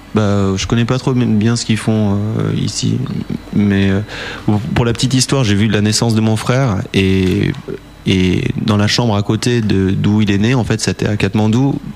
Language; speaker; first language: French; early bilingual, heritage; French